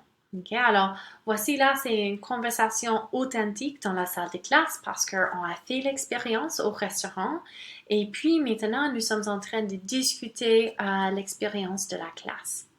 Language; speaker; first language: French; non-native, local second language; English